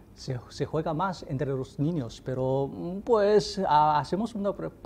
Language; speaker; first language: Spanish; non-native, fluent; Chinese